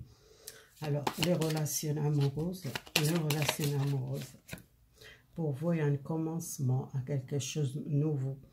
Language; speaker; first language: French; non-native, learner; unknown